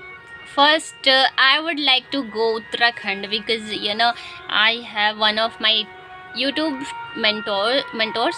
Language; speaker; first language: English; non-native, learner; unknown